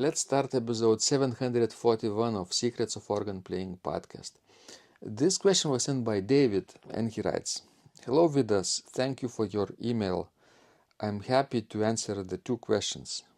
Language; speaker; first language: English; non-native, fluent; Lithuanian